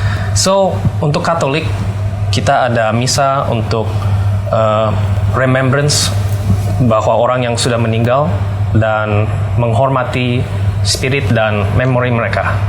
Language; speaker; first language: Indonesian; early bilingual, heritage; Indonesian